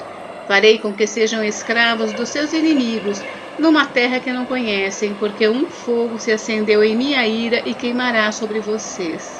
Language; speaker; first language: Portuguese; native; Portuguese